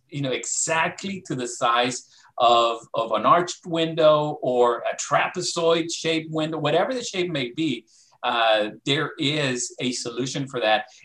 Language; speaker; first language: English; non-native, fluent; Spanish